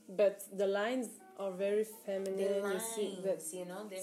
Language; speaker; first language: English; non-native, fluent; Arabic